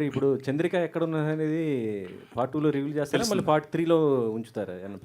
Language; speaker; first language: Telugu; native; Telugu